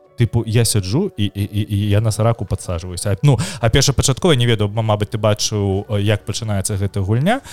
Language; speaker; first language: Belarusian; non-native, local second language; Russian